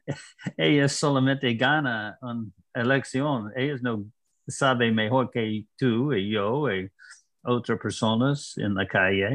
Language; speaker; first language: Spanish; non-native, learner; English